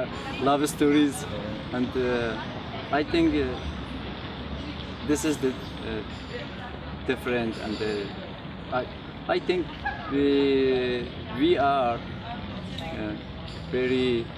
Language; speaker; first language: English; non-native, learner; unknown